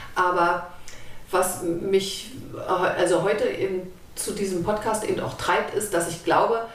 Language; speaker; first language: German; native; German